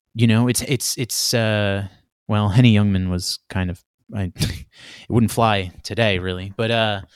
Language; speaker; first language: English; native; English